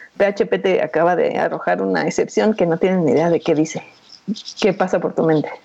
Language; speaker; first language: Spanish; native; Spanish